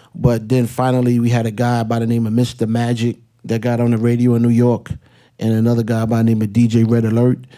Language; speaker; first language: English; native; English